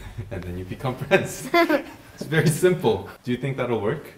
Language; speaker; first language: English; early bilingual, other home language; Korean